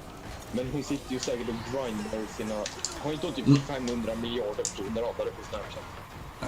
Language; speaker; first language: Swedish; native; Swedish